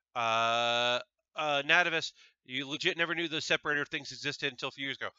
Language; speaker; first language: English; native; English